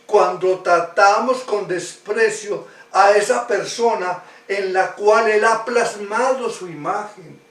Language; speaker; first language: Spanish; native; Spanish